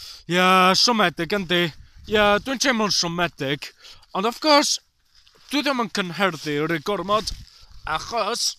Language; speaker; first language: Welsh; non-native, learner; English